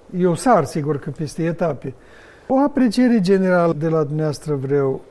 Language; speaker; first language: Romanian; native; Romanian